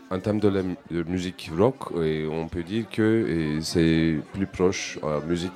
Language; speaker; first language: French; non-native, learner; Turkish